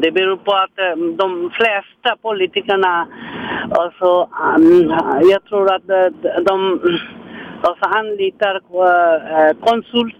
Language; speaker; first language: Swedish; non-native, fluent; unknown